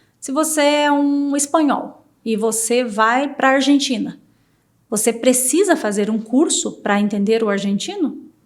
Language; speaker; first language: Portuguese; native; Portuguese